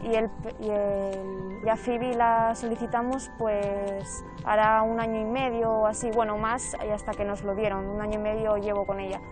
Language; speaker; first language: Spanish; native; Spanish